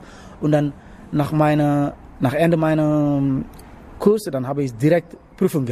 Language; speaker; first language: German; non-native, learner; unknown